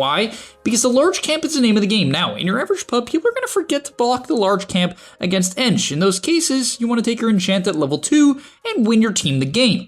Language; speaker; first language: English; native; English